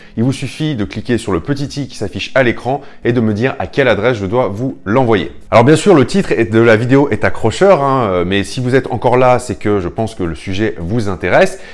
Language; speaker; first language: French; native; French